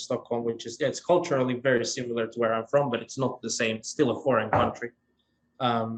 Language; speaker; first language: English; non-native, fluent; Swedish